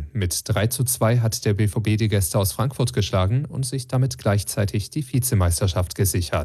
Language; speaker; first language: German; native; German